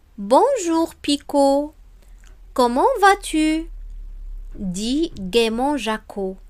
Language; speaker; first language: French; non-native, local second language; Arabic